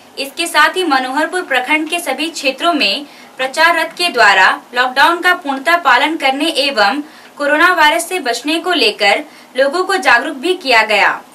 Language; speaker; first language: Hindi; native; Hindi